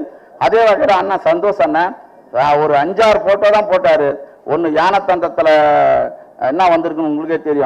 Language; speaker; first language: Tamil; native; Tamil